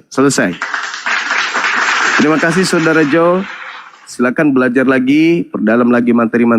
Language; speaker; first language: Indonesian; native; Indonesian